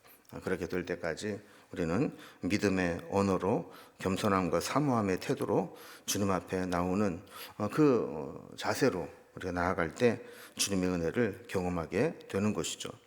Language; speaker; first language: Korean; native; Korean